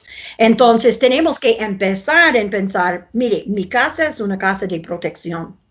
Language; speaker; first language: Spanish; non-native, fluent; English